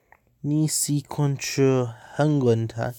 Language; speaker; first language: Chinese; non-native, learner; English